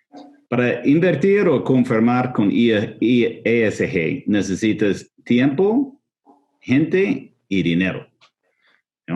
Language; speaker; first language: Spanish; non-native, fluent; English